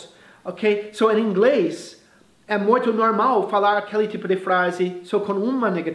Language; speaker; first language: Portuguese; non-native, fluent; English